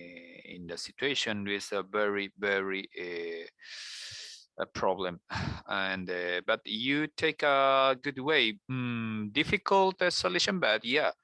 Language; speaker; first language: English; non-native, learner; Spanish